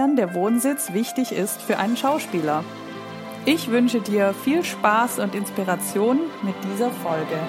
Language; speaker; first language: German; native; German